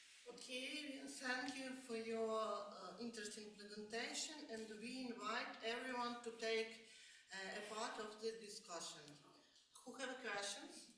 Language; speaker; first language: English; non-native, learner; Ukrainian